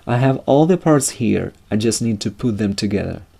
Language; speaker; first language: English; non-native, fluent; Russian